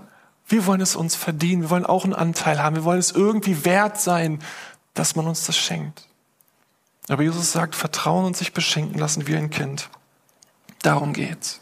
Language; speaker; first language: German; native; German